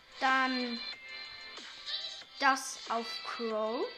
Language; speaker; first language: German; native; German